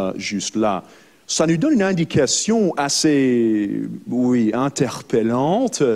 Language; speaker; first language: French; non-native, fluent; English